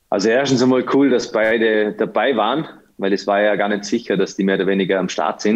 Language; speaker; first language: German; native; German